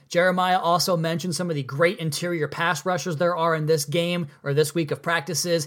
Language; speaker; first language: English; native; English